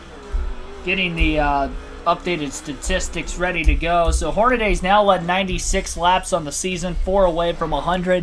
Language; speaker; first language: English; native; English